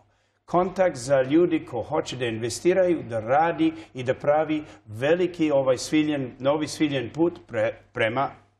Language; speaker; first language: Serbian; early bilingual, heritage; English